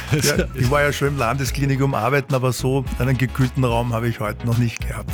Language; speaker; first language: German; native; German